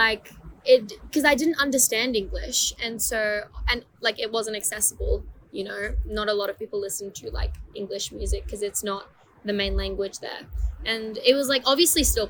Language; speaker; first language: English; non-native, fluent; Persian